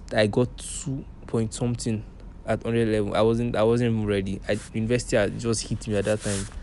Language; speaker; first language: English; non-native, local second language; Yoruba